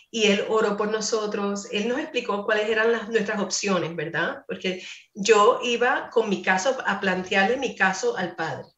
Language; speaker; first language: Spanish; non-native, fluent; English